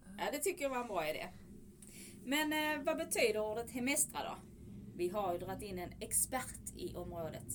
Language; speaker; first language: Swedish; native; Swedish